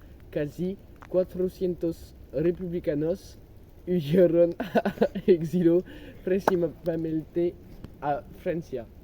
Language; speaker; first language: Spanish; non-native, learner; French